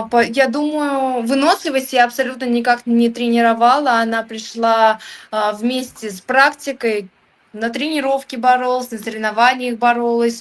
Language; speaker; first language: Russian; native; Russian